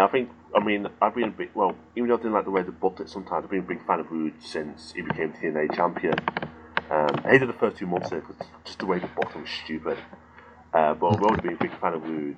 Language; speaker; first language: English; native; English